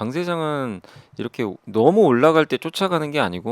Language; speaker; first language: Korean; native; Korean